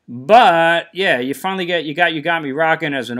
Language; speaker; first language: English; native; English